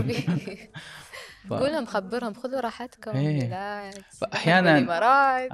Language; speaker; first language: Arabic; native; Arabic